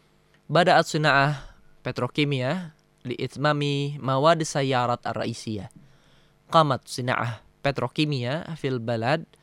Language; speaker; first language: Arabic; non-native, fluent; Indonesian